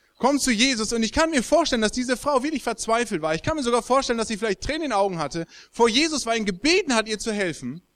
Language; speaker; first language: German; native; German